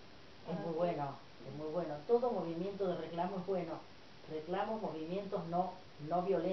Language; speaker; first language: Spanish; native; Spanish